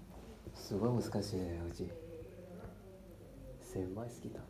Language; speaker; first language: Japanese; non-native, learner; Cantonese